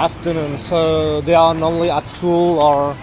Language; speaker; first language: English; non-native, learner; French